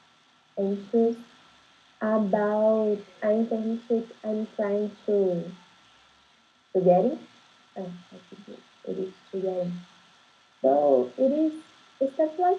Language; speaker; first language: English; non-native, learner; Portuguese